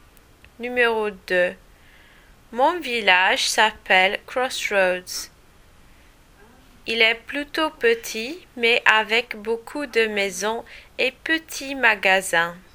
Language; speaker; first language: French; non-native, learner; English